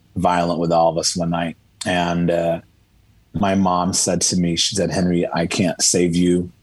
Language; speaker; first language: English; early bilingual, other home language; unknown